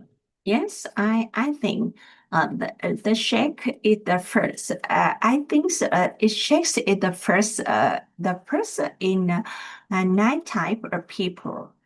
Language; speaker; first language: English; non-native, learner; Vietnamese